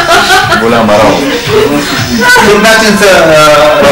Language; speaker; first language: Bulgarian; native; Bulgarian